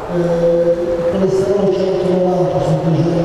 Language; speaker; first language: Italian; non-native, learner; Greek